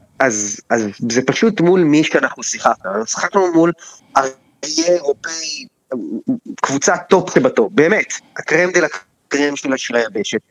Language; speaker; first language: Hebrew; native; Hebrew